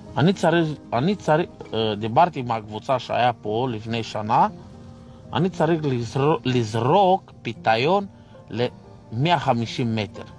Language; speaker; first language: Hebrew; non-native, fluent; Romanian